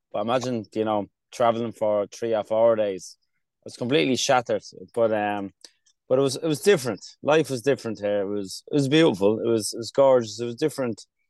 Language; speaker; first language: English; early bilingual, other home language; Kurdish